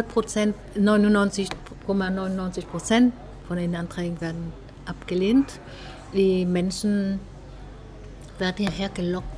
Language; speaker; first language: German; non-native, fluent; Vietnamese